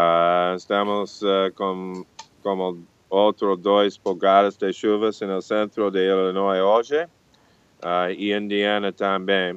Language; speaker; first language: Portuguese; non-native, fluent; English